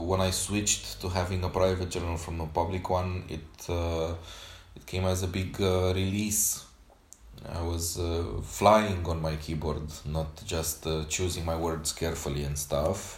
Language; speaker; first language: English; non-native, fluent; Romanian